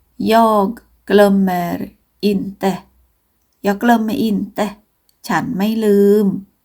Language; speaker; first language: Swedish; non-native, fluent; Thai